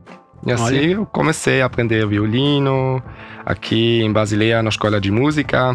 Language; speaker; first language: Portuguese; early bilingual, heritage; German